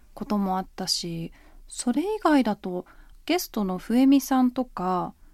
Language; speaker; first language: Japanese; early bilingual, heritage; Japanese